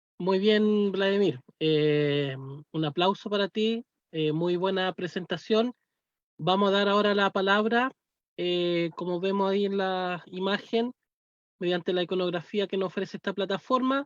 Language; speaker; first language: Spanish; native; Spanish